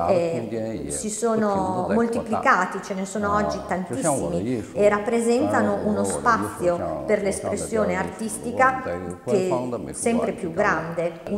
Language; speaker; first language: Italian; non-native, fluent; Chinese